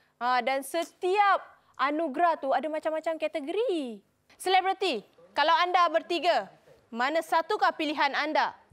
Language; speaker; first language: Malay; native; Malay